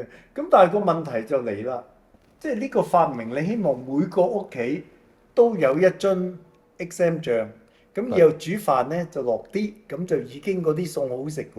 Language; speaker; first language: Cantonese; native; Cantonese